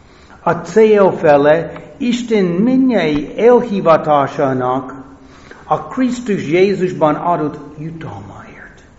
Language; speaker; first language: Hungarian; non-native, fluent; English